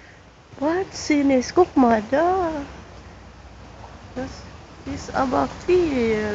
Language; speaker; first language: German; non-native, learner; Filipino